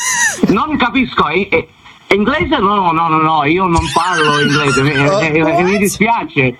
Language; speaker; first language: Italian; non-native, learner; English